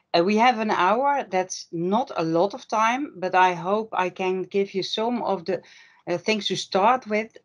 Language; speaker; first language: English; non-native, fluent; Dutch